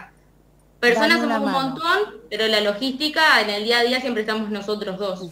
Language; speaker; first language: Spanish; native; Spanish